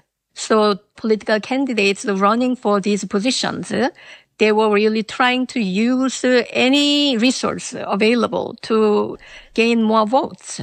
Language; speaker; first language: English; non-native, fluent; Korean